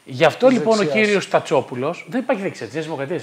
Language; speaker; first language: Greek; native; Greek